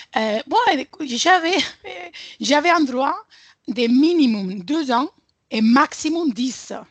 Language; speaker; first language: French; non-native, fluent; Spanish